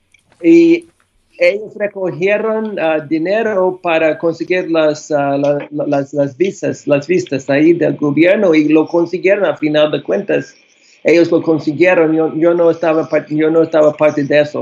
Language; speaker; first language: Spanish; non-native, fluent; English